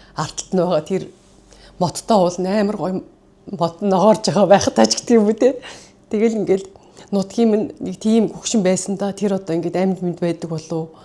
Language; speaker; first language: Mongolian; native; Mongolian